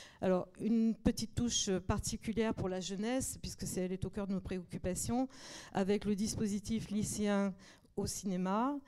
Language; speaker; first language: French; native; French